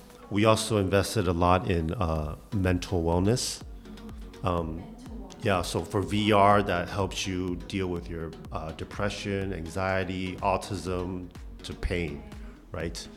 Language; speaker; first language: English; early bilingual, other home language; Chinese